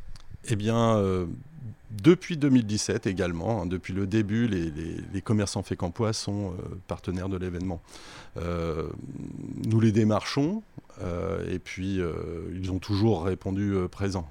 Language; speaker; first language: French; native; French